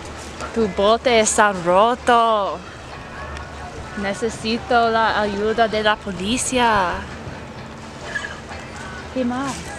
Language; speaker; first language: Spanish; non-native, learner; English